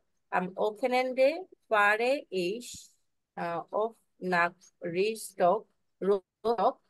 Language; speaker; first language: German; non-native, learner; Bangla